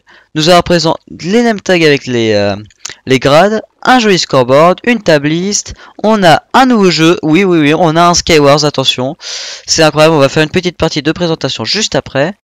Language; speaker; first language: French; native; French